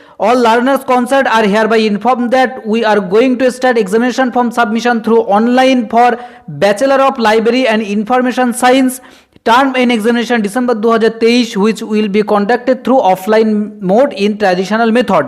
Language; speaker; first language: English; non-native, local second language; Bangla